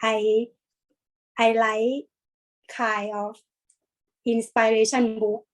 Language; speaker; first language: English; non-native, learner; Thai